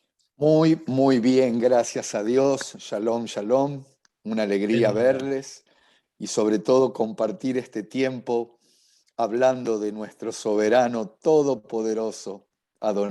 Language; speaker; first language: Spanish; native; Spanish